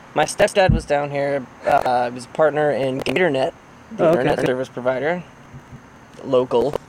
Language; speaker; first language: English; native; English